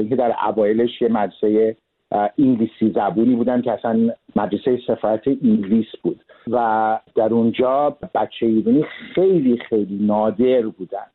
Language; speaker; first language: Persian; early bilingual, heritage; Persian